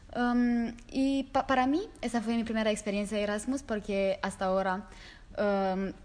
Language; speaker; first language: Spanish; non-native, fluent; Romanian